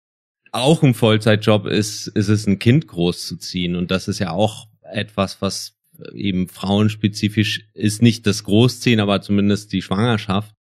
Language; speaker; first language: German; native; German